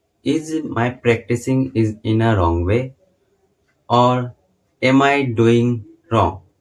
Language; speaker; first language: English; non-native, learner; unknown